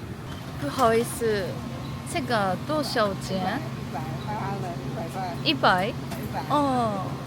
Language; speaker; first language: Chinese; non-native, learner; Japanese